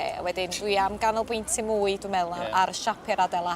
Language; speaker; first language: Welsh; native; Welsh